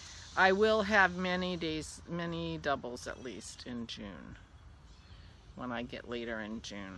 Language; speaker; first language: English; native; English